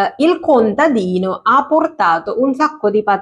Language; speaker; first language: Italian; non-native, fluent; Sinhala